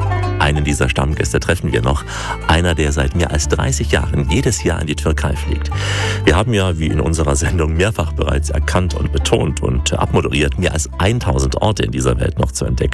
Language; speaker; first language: German; native; German